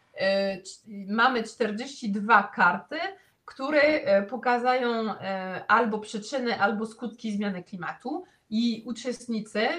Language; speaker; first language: Polish; non-native, fluent; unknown